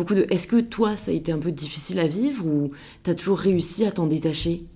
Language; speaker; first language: French; native; French